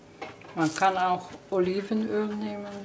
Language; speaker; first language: German; non-native, fluent; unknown